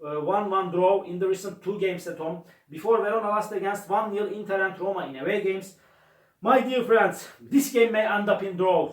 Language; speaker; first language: English; non-native, learner; Turkish